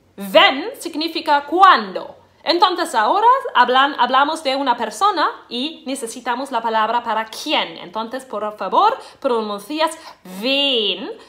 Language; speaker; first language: Spanish; non-native, fluent; German